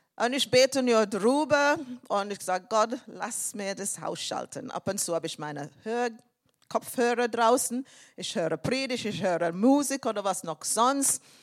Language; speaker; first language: German; non-native, fluent; English